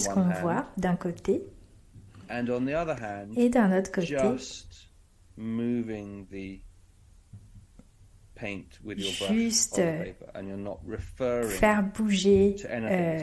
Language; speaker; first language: French; native; French